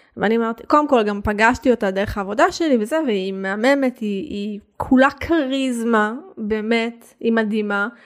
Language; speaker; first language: Hebrew; native; Hebrew